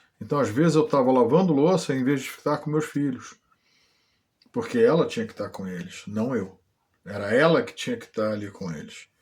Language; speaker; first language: Portuguese; native; Portuguese